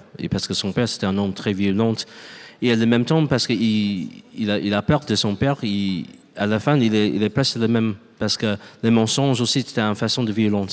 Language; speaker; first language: French; non-native, learner; English